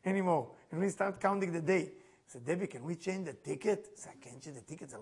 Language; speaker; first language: English; non-native, fluent; Hebrew